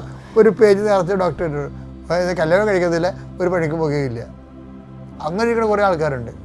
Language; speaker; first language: Malayalam; native; Malayalam